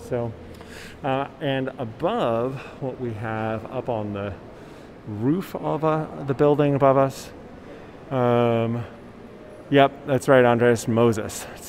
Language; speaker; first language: English; native; English